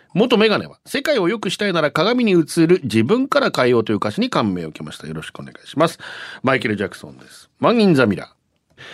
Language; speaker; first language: Japanese; native; Japanese